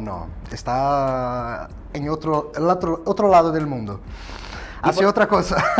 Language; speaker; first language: Spanish; non-native, fluent; Portuguese